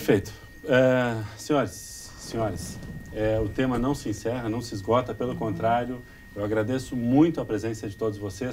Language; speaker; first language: Portuguese; native; Portuguese